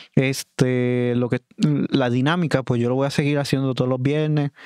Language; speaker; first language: Spanish; native; Spanish